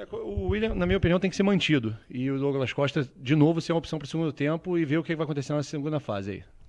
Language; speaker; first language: Portuguese; native; Portuguese